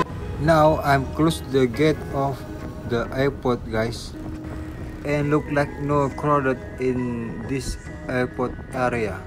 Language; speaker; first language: English; non-native, learner; Indonesian